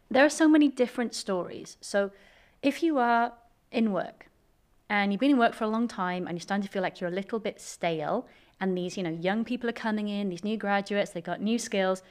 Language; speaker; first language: English; native; English